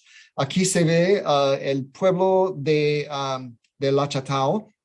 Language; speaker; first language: Spanish; non-native, fluent; English